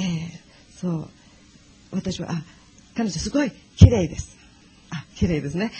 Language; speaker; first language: Japanese; non-native, learner; English